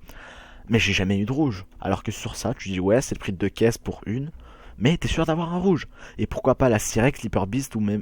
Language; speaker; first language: French; native; French